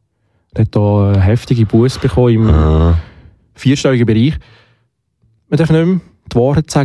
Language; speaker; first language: German; native; German